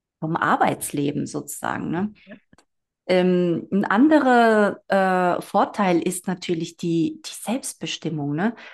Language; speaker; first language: German; non-native, fluent; Spanish